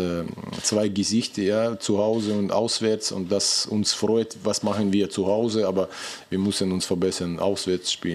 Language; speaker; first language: German; non-native, fluent; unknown